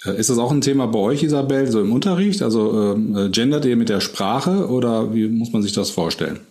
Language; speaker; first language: German; native; German